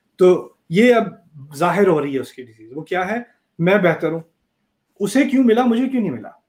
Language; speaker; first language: Urdu; early bilingual, heritage; Urdu